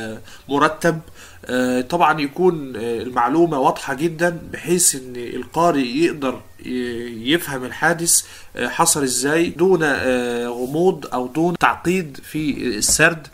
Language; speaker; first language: Arabic; native; Arabic